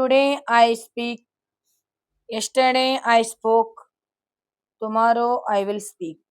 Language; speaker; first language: English; non-native, local second language; Kannada